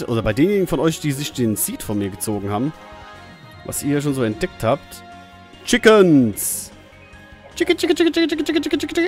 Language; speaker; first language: German; native; German